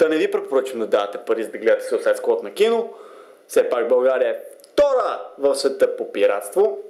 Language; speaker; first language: Bulgarian; native; Bulgarian